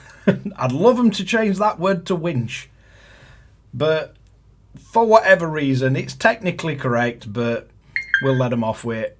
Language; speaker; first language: English; native; English